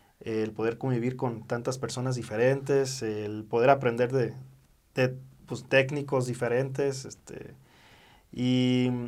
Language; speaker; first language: Spanish; early bilingual, heritage; Spanish